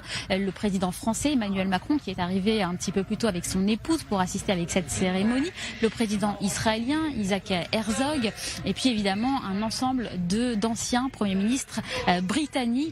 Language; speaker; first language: French; native; French